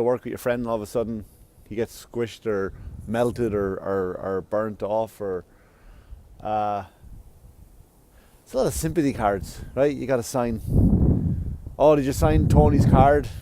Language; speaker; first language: English; native; English